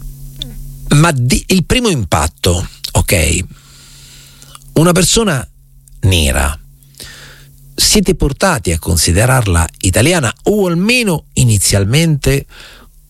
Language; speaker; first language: Italian; native; Italian